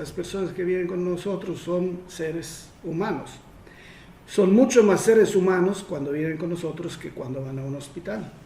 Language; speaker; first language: Spanish; non-native, fluent; Italian